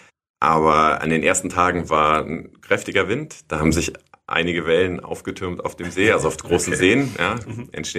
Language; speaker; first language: German; native; German